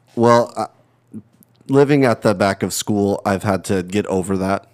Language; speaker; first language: English; native; English